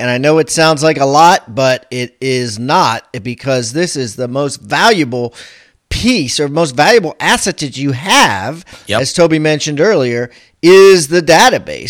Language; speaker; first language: English; native; English